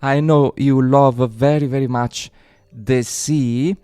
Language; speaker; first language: English; non-native, learner; Italian